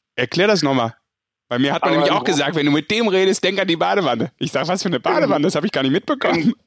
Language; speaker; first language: German; native; German